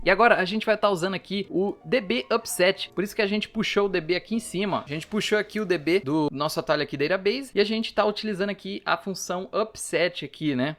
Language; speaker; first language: Portuguese; native; Portuguese